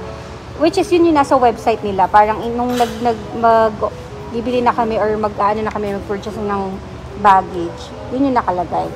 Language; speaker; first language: Filipino; native; Filipino